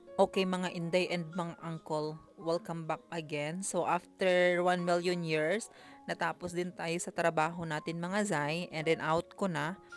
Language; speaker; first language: Filipino; non-native, local second language; Cebuano